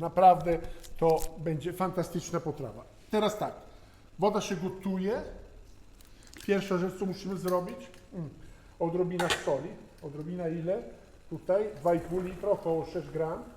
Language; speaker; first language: Polish; non-native, learner; Italian